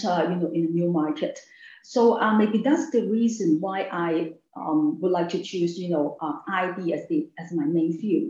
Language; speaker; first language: English; non-native, local second language; Cantonese